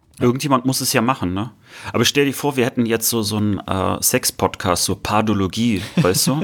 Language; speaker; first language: German; native; German